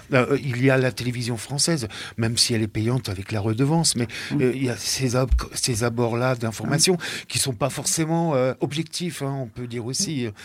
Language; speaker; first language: French; native; French